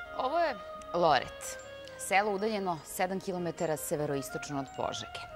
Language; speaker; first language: Serbian; native; Serbian